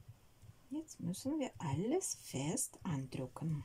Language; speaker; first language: German; non-native, learner; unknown